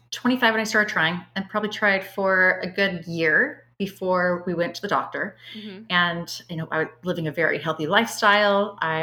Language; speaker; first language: English; native; English